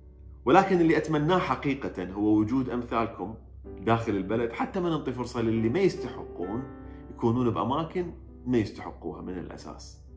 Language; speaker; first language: Arabic; native; Arabic